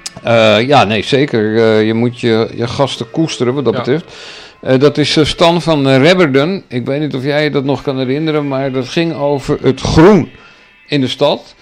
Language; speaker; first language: Dutch; native; Dutch